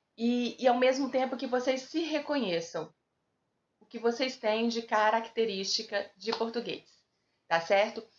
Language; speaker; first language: Portuguese; native; Portuguese